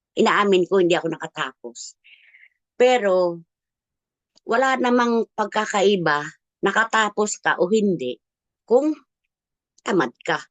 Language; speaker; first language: Filipino; non-native, local second language; Cebuano